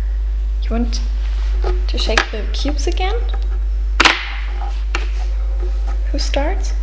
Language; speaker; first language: English; non-native, fluent; German